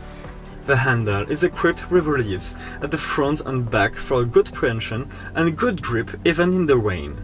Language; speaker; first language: English; non-native, fluent; French